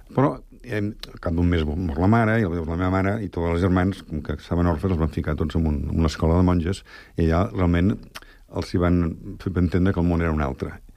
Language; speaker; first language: Catalan; native; Catalan